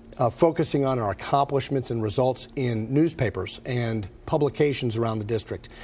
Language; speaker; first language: English; native; English